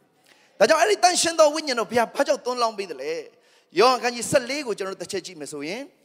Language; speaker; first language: Burmese; non-native, local second language; Tedim Chin